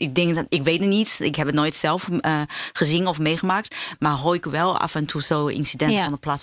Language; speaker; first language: Dutch; non-native, fluent; Chinese